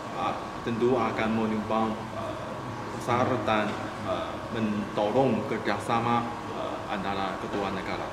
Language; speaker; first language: Indonesian; non-native, fluent; Chinese